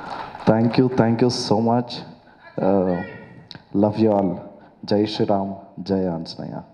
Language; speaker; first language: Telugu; non-native, learner; Kannada